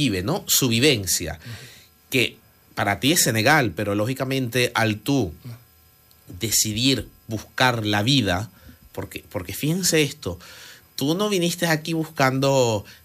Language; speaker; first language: Spanish; native; Spanish